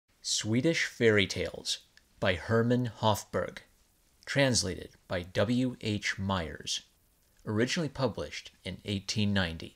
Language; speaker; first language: English; native; English